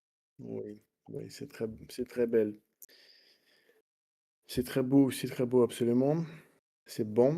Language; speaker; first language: French; non-native, learner; Russian